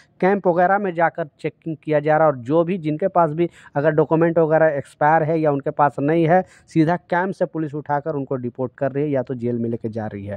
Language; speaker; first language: Hindi; native; Hindi